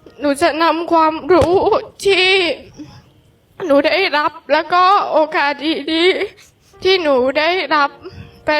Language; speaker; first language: Thai; non-native, local second language; Hmong